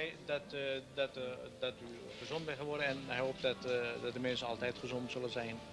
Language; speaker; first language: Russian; non-native, learner; Dutch